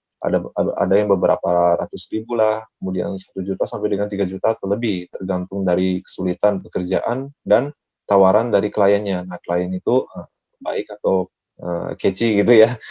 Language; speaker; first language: Indonesian; native; Indonesian